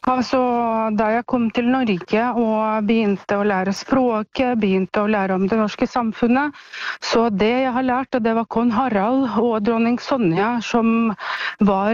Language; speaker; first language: Norwegian; non-native, fluent; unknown